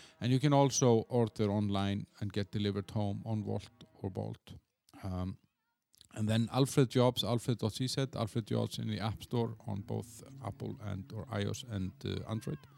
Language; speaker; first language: English; non-native, fluent; Icelandic